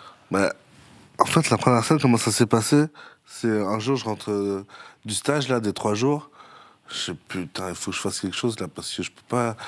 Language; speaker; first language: French; native; French